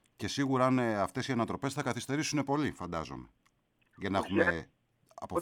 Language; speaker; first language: Greek; native; Greek